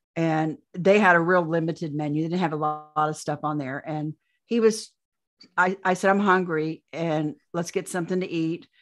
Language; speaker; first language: English; native; English